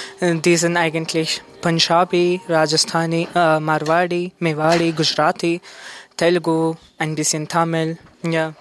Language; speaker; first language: German; non-native, fluent; Hindi